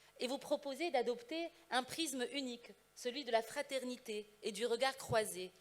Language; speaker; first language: French; non-native, local second language; Arabic